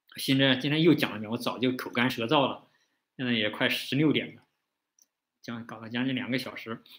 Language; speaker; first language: Chinese; native; Chinese